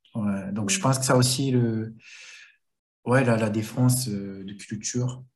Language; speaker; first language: French; non-native, learner; Japanese